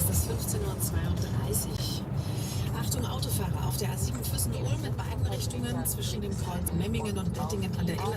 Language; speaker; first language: German; native; German